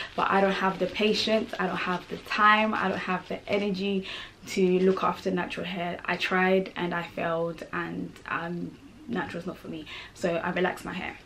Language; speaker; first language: English; non-native, local second language; Kinyarwanda